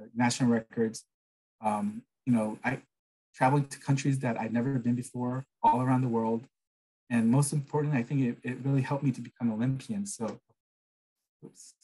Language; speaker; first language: English; non-native, fluent; Korean